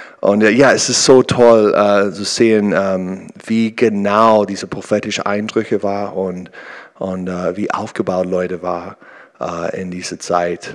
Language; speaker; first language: German; non-native, learner; English